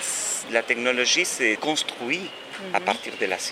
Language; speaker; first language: French; non-native, fluent; Spanish